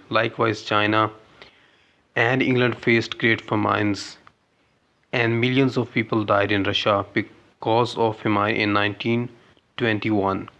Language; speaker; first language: English; non-native, local second language; Urdu